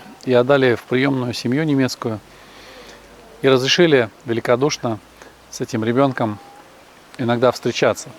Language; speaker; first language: Russian; native; Russian